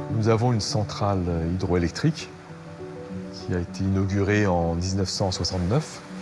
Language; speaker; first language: French; native; French